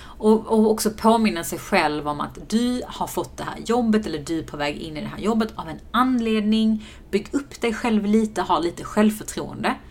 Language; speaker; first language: Swedish; native; Swedish